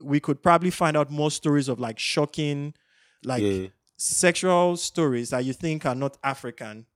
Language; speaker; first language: English; non-native, local second language; Yoruba